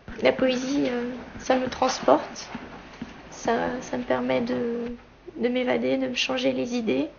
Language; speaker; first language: French; native; French